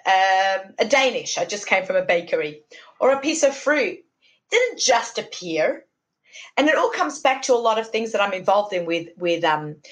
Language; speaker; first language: English; native; English